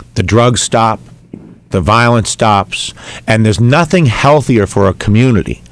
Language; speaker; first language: English; native; English